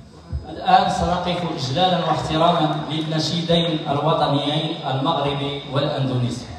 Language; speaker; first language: Arabic; native; Arabic